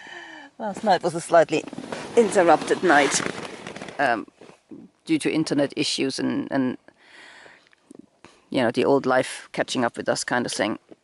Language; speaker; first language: English; native; English